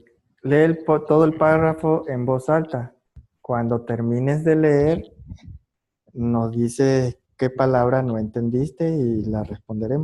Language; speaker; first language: Spanish; native; Spanish